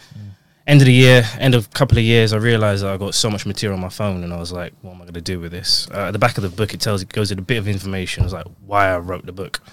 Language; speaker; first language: English; native; English